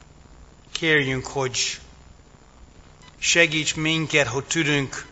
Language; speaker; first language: Hungarian; non-native, fluent; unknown